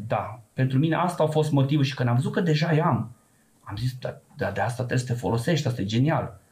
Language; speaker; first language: Romanian; non-native, local second language; Serbian